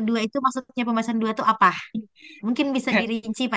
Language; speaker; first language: Indonesian; native; Indonesian